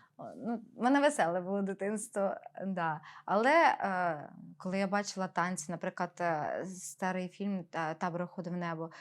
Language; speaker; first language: Ukrainian; non-native, local second language; Russian